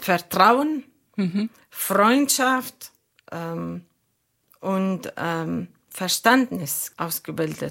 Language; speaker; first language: German; non-native, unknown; Arabic